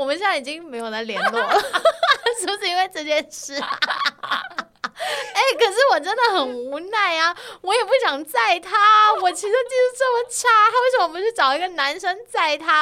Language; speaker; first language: Chinese; native; Chinese